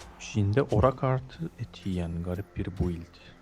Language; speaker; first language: Turkish; native; Turkish